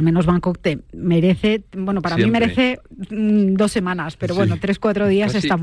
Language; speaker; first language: Spanish; native; Spanish